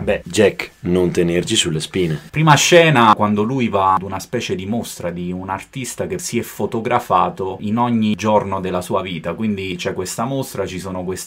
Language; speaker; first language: Italian; native; Italian